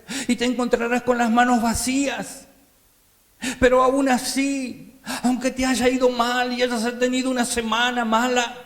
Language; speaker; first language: Spanish; native; Spanish